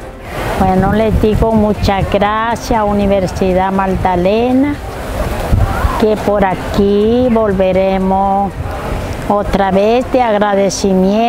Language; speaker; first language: Spanish; non-native, local second language; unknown